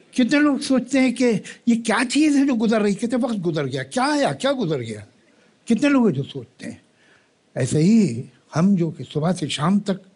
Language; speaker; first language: Hindi; native; Hindi